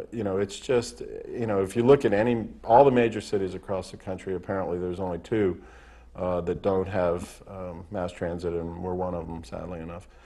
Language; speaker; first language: English; native; English